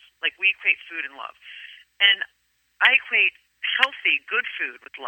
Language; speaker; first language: English; native; English